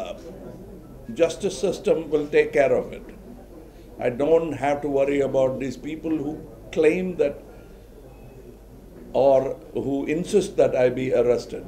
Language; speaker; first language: Tamil; native; Tamil